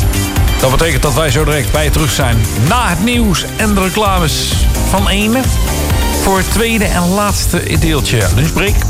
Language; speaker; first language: Dutch; native; Dutch